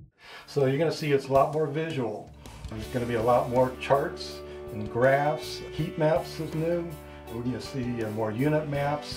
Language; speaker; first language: English; native; English